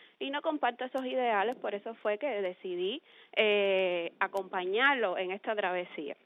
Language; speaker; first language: Spanish; native; Spanish